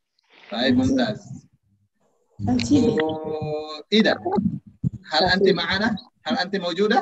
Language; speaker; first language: Arabic; non-native, fluent; Indonesian